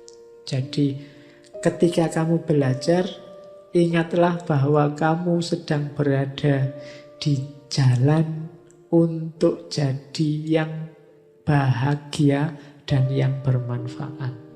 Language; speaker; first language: Indonesian; native; Indonesian